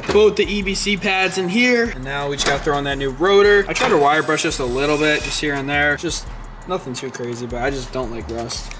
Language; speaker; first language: English; native; English